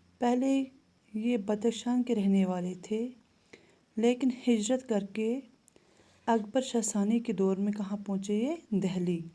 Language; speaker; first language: Urdu; non-native, local second language; Kashmiri